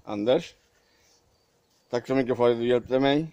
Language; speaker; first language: Swedish; non-native, learner; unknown